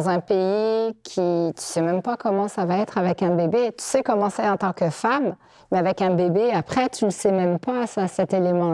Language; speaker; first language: French; native; French